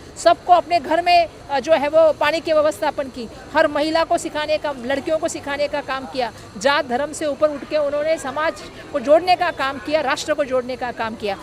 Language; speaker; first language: Hindi; non-native, local second language; Marathi